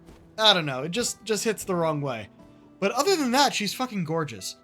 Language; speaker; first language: English; native; English